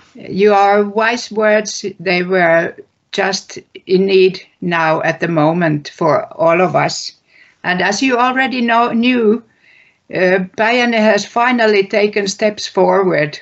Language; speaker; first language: English; non-native, fluent; Finnish